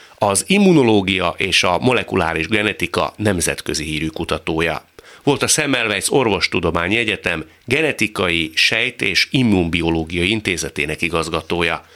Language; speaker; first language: Hungarian; native; Hungarian